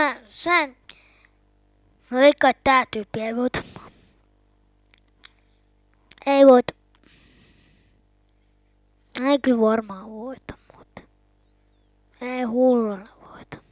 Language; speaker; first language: Finnish; native; Finnish